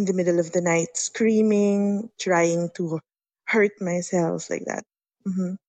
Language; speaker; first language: English; non-native, local second language; Filipino